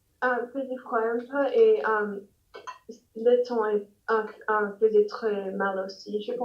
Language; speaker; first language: French; non-native, learner; English